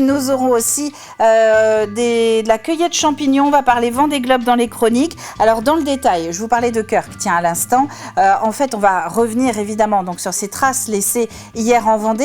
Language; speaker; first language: French; native; French